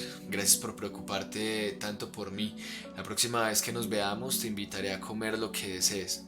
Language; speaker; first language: Spanish; native; Spanish